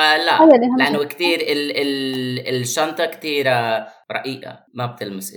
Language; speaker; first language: Arabic; non-native, fluent; English